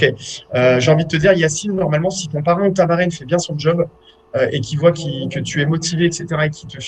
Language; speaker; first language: French; native; French